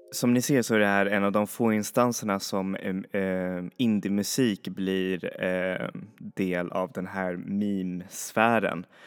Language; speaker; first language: Swedish; native; Swedish